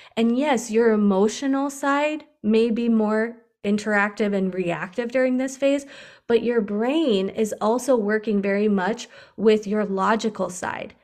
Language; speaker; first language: English; native; English